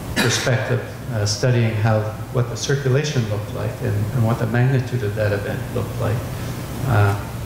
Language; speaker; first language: English; native; English